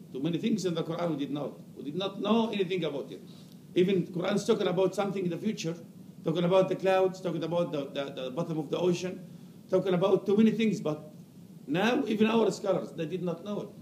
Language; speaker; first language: English; non-native, fluent; Arabic